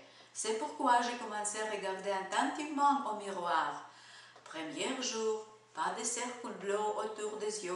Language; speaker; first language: French; non-native, learner; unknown